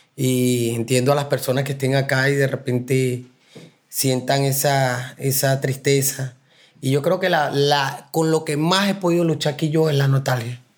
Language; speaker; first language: Spanish; native; Spanish